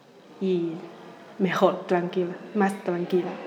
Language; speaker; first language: Spanish; non-native, learner; Chinese